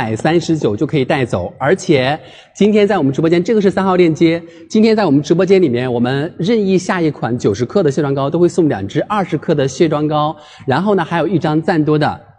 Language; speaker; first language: Chinese; native; Chinese